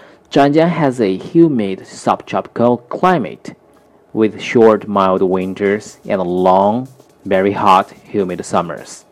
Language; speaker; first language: English; non-native, fluent; Chinese